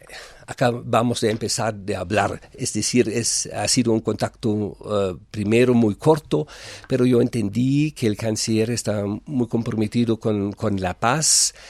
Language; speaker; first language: Spanish; non-native, fluent; German